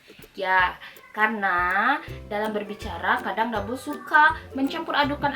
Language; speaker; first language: Indonesian; non-native, local second language; Minangkabau